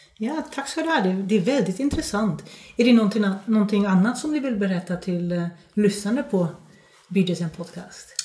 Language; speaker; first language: Swedish; non-native, fluent; Dutch